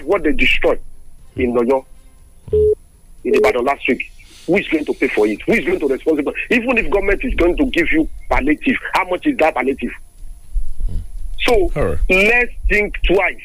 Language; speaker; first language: English; non-native, local second language; Yoruba